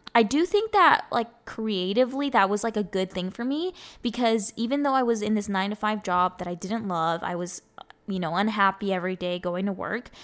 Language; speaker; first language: English; early bilingual, other home language; Spanish